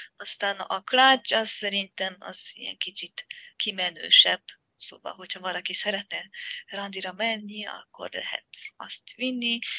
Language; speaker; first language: Hungarian; non-native, fluent; Japanese